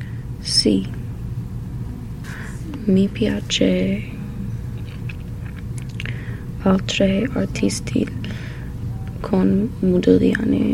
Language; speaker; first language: Italian; non-native, learner; English